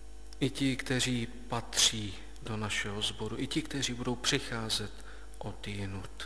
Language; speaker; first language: Czech; native; Czech